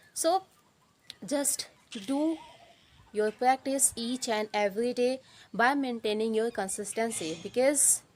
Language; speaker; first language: English; non-native, learner; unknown